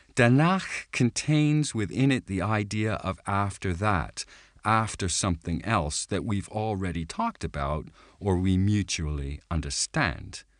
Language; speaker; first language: English; native; English